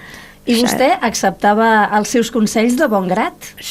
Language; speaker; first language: Catalan; native; Catalan